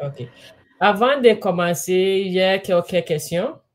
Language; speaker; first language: French; non-native, learner; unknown